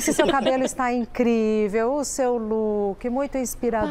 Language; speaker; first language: Portuguese; native; Portuguese